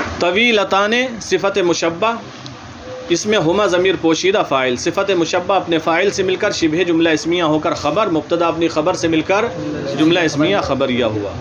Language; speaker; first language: Urdu; native; Urdu